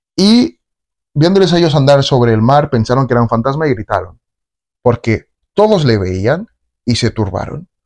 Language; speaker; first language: Spanish; native; Spanish